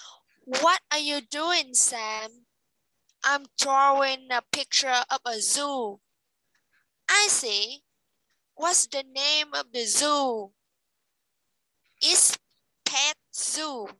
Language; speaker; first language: English; non-native, fluent; Vietnamese